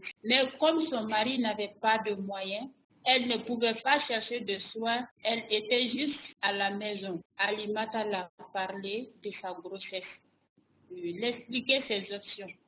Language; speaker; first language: French; non-native, local second language; Bambara